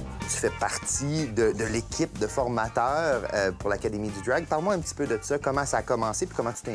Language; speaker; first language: French; native; French